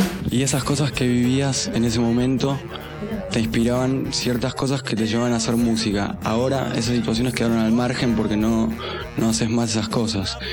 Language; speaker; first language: Spanish; native; Spanish